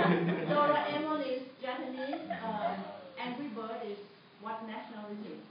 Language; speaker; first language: English; non-native, fluent; Thai